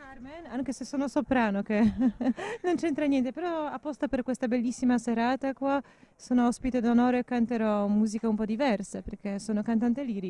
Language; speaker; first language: Italian; non-native, fluent; Polish